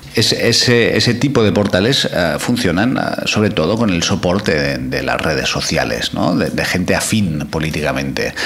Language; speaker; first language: Spanish; non-native, local second language; Catalan